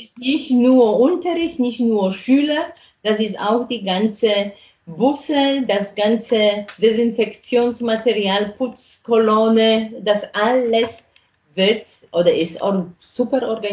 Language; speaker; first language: German; non-native, fluent; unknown